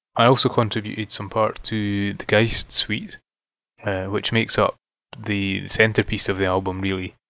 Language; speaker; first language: English; native; English